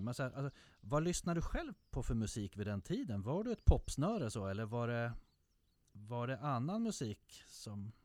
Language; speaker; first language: Swedish; native; Swedish